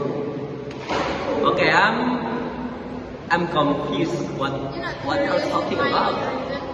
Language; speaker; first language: English; non-native, learner; Indonesian